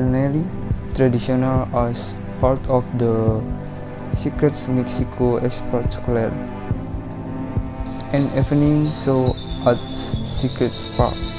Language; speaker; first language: English; non-native, learner; Indonesian